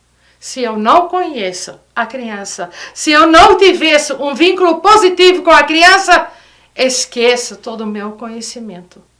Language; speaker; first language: Portuguese; non-native, fluent; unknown